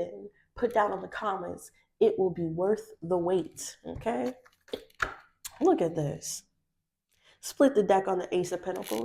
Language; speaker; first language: English; native; English